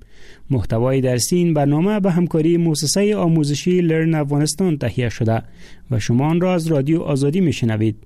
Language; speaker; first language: Persian; native; Persian